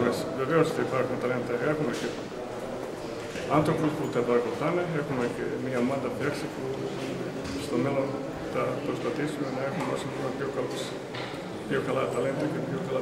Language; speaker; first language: Greek; non-native, fluent; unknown